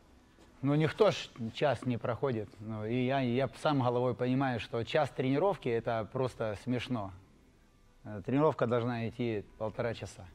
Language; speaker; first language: Russian; native; Russian